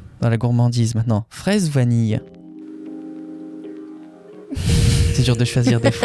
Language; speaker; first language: French; native; French